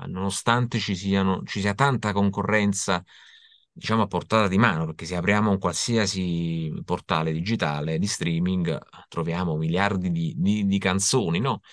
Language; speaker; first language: Italian; native; Italian